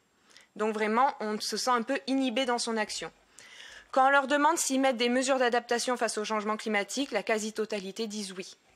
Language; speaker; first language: French; native; French